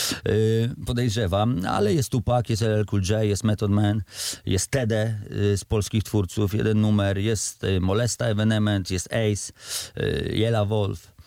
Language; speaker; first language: Polish; native; Polish